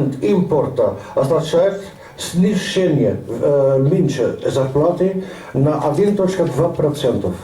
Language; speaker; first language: Russian; non-native, learner; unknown